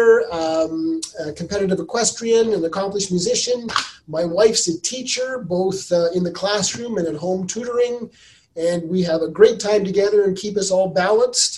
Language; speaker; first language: English; native; English